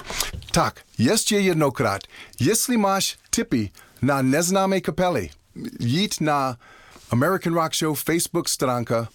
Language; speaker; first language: Czech; non-native, learner; English